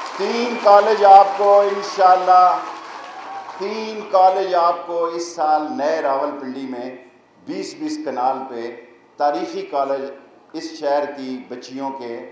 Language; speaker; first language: Urdu; non-native, local second language; Punjabi